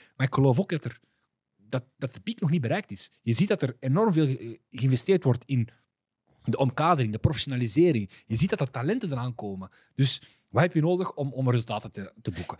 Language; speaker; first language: Dutch; early bilingual, other home language; Arabic